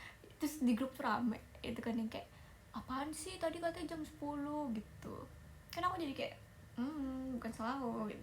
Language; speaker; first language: Indonesian; native; Indonesian